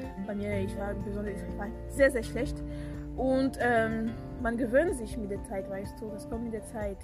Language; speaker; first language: German; non-native, fluent; French